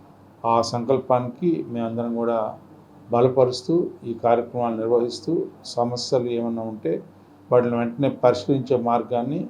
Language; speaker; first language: Telugu; native; Telugu